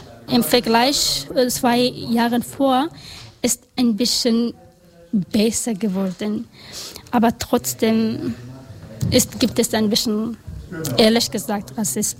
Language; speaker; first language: German; non-native, learner; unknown